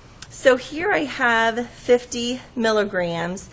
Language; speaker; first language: English; native; English